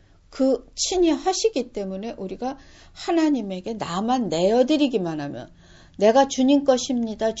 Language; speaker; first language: Korean; native; Korean